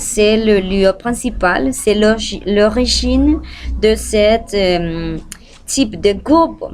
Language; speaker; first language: French; non-native, learner; Spanish